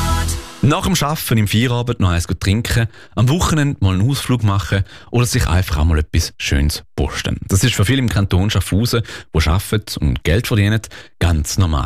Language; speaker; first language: German; native; German